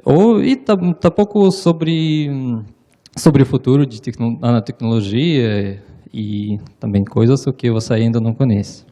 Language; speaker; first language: Portuguese; non-native, learner; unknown